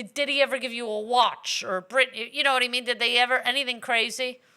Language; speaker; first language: English; native; English